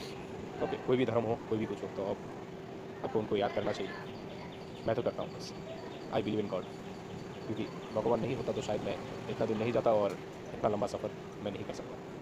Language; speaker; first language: Hindi; non-native, local second language; Bangla